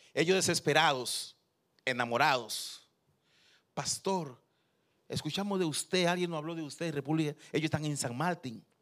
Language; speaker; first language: Spanish; native; Spanish